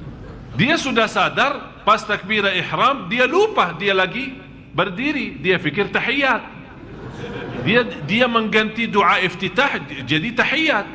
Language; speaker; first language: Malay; non-native, fluent; Arabic